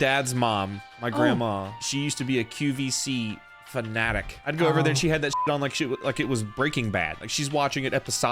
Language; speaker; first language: English; native; English